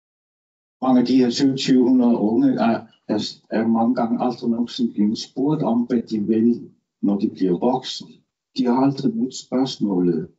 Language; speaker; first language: Danish; non-native, local second language; Kalaallisut